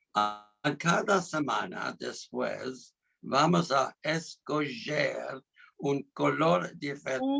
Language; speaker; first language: Spanish; non-native, learner; English